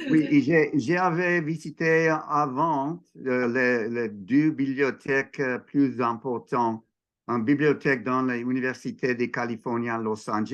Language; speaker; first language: French; non-native, learner; English